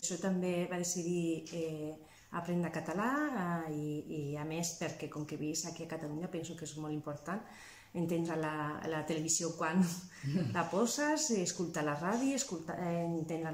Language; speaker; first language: Catalan; non-native, fluent; Spanish